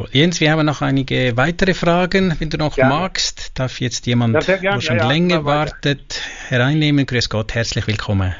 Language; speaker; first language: German; native; German